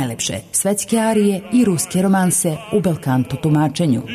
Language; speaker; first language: Serbian; native; Serbian